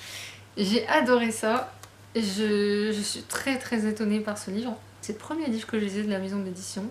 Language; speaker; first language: French; native; French